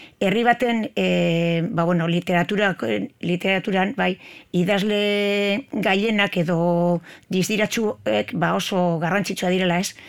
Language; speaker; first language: Basque; native; Basque